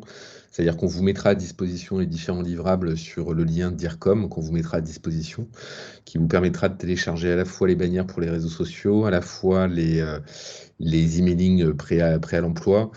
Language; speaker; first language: French; native; French